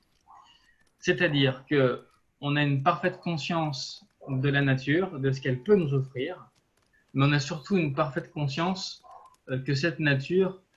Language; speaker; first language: French; native; French